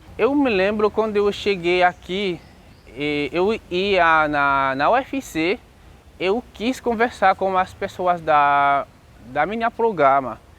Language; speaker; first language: Portuguese; non-native, learner; Haitian Creole